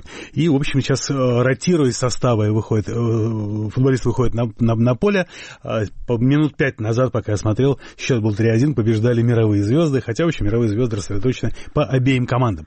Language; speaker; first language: Russian; native; Russian